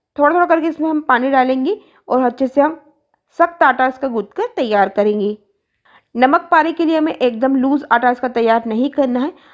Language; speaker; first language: Hindi; native; Hindi